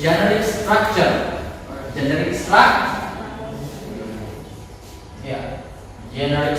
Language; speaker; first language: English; non-native, learner; Indonesian